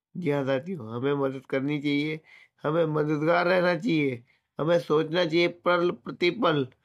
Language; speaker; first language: Hindi; native; Hindi